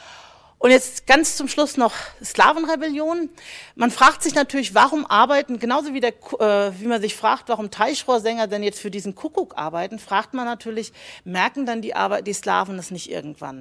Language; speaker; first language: German; native; German